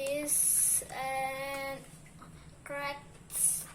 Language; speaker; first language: English; non-native, learner; Indonesian